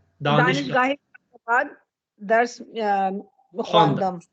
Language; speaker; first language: Persian; non-native, learner; Urdu